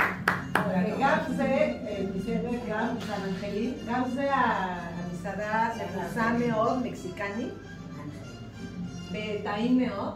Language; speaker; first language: Hebrew; non-native, learner; Spanish